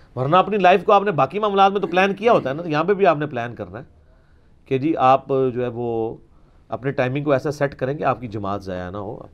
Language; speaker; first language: Urdu; non-native, local second language; Punjabi